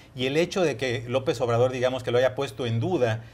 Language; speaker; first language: Spanish; native; Spanish